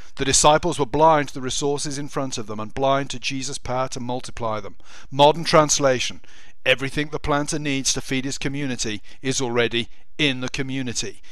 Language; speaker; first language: English; native; English